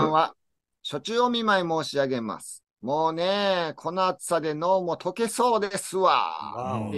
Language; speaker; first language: Japanese; native; Japanese